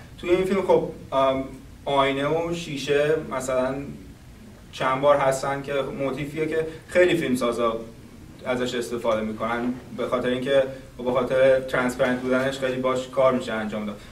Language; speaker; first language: Persian; native; Persian